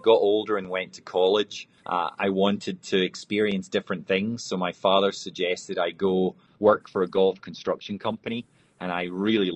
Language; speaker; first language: English; native; English